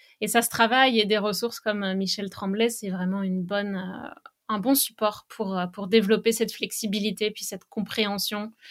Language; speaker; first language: French; native; French